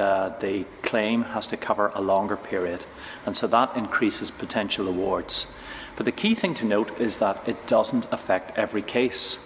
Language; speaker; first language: English; native; English